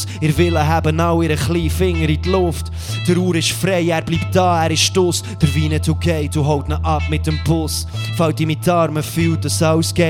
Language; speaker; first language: German; native; German